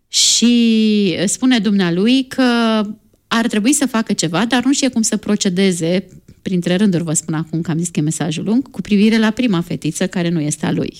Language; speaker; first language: Romanian; native; Romanian